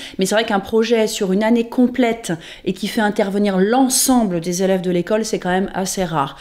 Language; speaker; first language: French; native; French